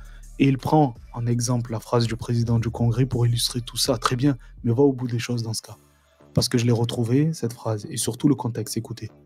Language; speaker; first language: French; native; French